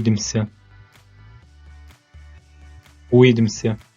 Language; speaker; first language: Russian; non-native, fluent; Turkmen